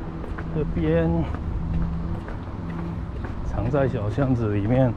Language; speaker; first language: Chinese; native; Chinese